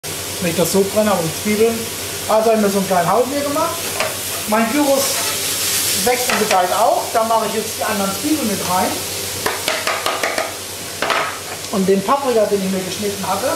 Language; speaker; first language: German; native; German